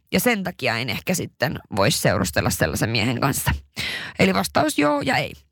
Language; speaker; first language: Finnish; early bilingual, heritage; Swedish